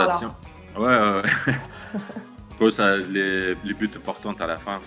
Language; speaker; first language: French; non-native, learner; Russian